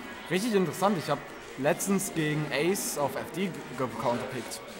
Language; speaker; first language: German; native; German